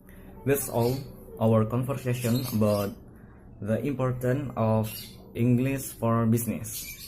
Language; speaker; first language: English; non-native, learner; Indonesian